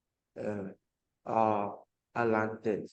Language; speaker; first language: English; non-native, learner; Vietnamese